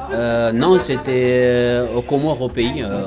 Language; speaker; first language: French; non-native, learner; Comorian